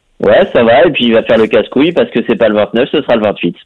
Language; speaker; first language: French; native; French